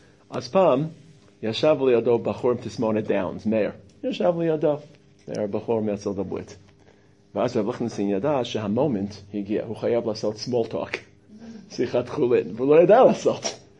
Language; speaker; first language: Hebrew; non-native, fluent; English